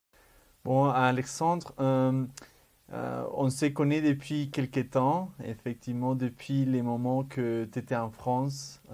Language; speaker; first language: French; non-native, fluent; Spanish